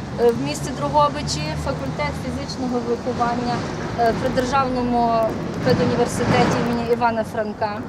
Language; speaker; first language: Ukrainian; native; Ukrainian